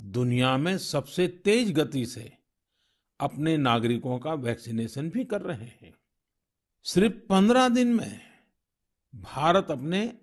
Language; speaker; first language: Hindi; non-native, local second language; Gujarati